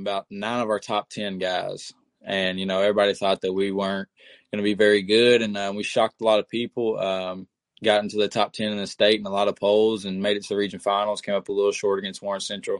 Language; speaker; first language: English; native; English